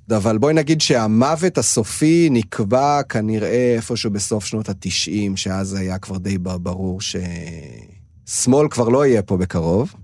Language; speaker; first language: Hebrew; native; Hebrew